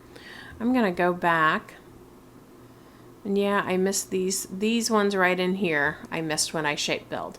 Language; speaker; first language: English; native; English